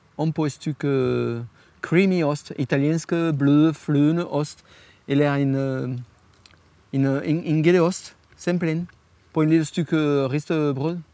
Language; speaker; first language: Danish; non-native, fluent; French